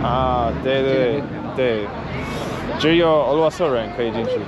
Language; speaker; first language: Chinese; non-native, learner; English